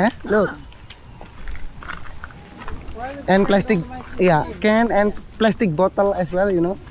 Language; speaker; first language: English; non-native, learner; Indonesian